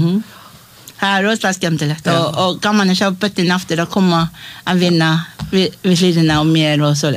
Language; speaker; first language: Icelandic; non-native, learner; Malay